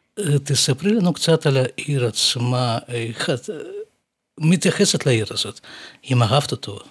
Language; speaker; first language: Hebrew; non-native, fluent; Russian